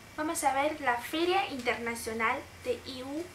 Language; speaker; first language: Spanish; non-native, fluent; Chinese